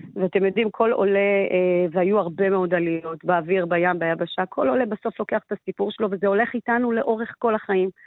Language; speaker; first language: Hebrew; early bilingual, other home language; Amharic